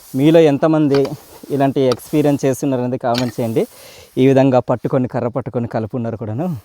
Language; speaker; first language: Telugu; non-native, local second language; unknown